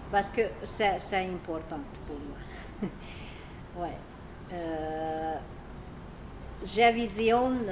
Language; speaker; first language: French; non-native, learner; Hungarian